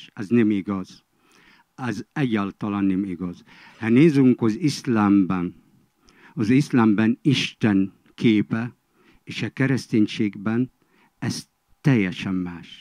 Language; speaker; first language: Hungarian; non-native, fluent; Arabic